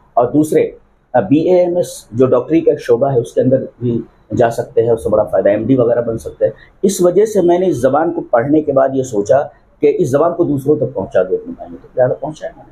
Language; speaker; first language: Hindi; non-native, local second language; Bhojpuri